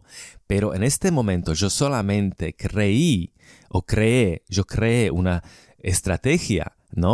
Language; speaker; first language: Spanish; non-native, fluent; Slovak